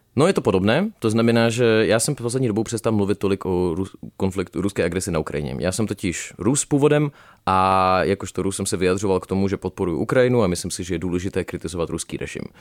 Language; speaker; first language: Czech; early bilingual, other home language; Russian